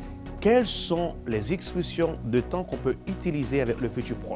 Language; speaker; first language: French; non-native, fluent; Spanish